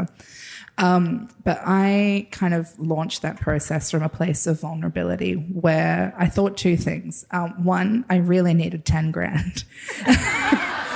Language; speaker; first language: English; native; English